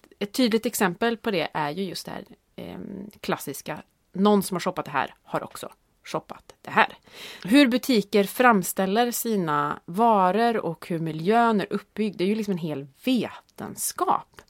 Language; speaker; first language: Swedish; native; Swedish